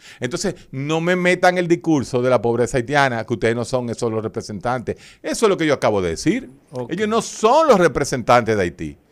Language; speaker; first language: Spanish; native; Spanish